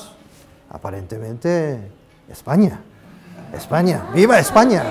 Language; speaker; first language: Spanish; non-native, fluent; Japanese